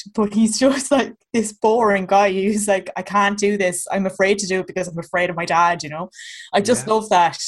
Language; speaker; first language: English; native; English